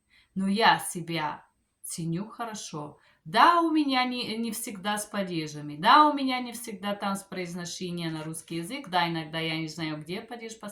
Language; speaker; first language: Russian; non-native, fluent; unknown